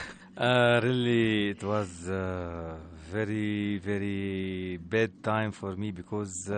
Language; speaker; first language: English; non-native, learner; Arabic